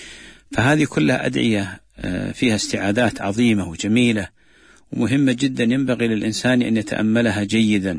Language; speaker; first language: Arabic; native; Arabic